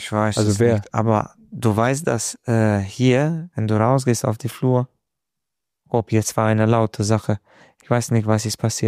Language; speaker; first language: German; non-native, fluent; Hungarian